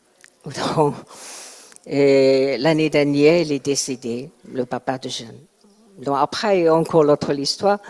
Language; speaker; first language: French; non-native, learner; Chinese